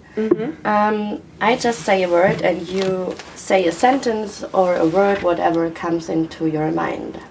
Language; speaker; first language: English; non-native, fluent; German